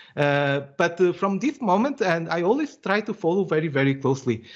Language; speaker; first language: English; non-native, fluent; Portuguese